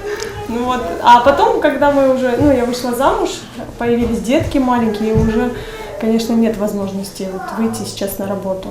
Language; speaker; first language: Russian; native; Russian